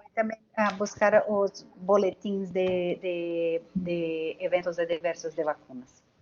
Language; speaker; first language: Spanish; non-native, learner; Portuguese